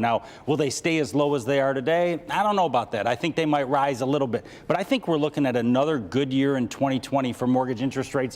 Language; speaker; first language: English; native; English